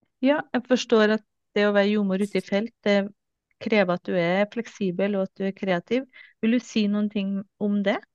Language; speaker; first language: Norwegian; native; Norwegian